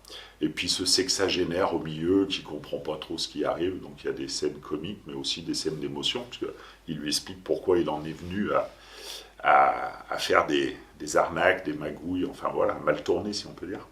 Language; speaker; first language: French; native; French